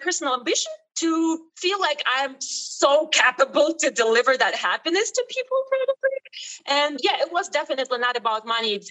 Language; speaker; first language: English; non-native, fluent; Ukrainian